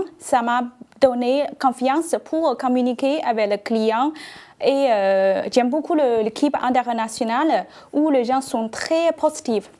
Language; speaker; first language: French; non-native, fluent; Chinese